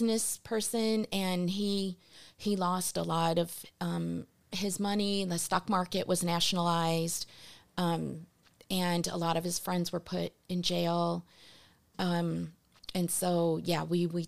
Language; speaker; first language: English; early bilingual, other home language; Portuguese